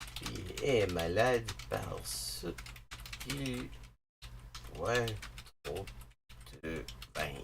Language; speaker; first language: French; non-native, learner; English